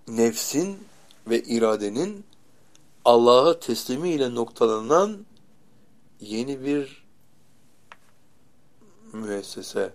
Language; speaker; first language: Turkish; native; Turkish